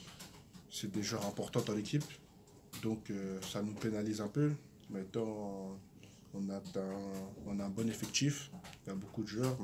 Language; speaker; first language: French; native; French